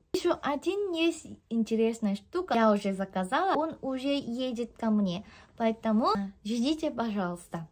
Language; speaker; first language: Russian; non-native, fluent; Korean